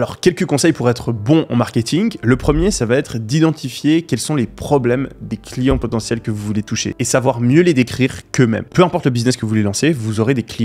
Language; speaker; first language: French; native; French